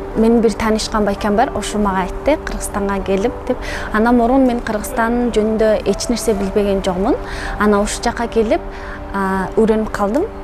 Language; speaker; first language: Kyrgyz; non-native, learner; Mongolian